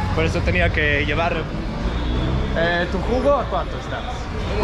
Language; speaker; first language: Spanish; non-native, learner; Danish